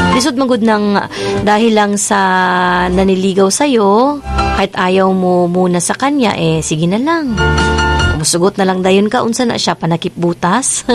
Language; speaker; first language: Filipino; non-native, local second language; Cebuano